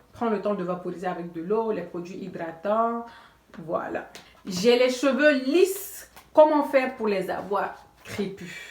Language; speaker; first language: French; non-native, local second language; Bambara